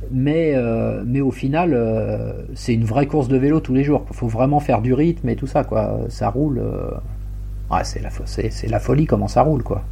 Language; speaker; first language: French; native; French